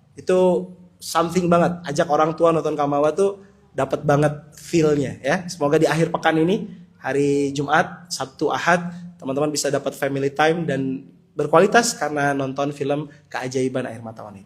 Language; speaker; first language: Indonesian; native; Indonesian